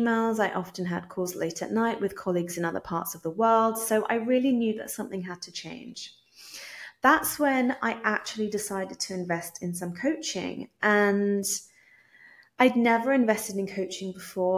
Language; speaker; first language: English; native; English